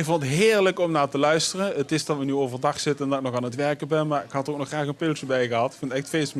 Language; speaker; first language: Dutch; native; Dutch